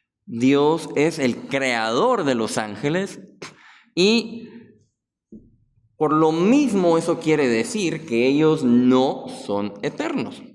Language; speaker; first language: Spanish; native; Spanish